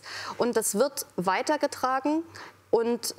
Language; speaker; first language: German; native; German